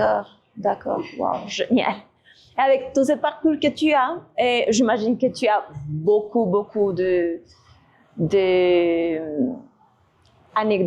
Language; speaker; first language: French; non-native, fluent; Spanish